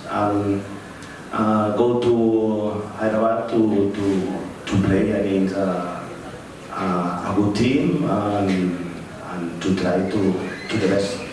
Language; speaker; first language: English; non-native, learner; Spanish